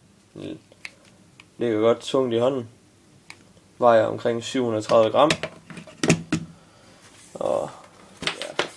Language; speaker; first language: Danish; native; Danish